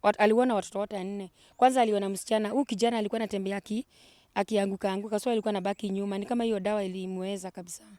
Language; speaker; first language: Swahili; native; Swahili